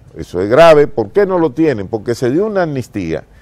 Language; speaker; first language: Spanish; native; Spanish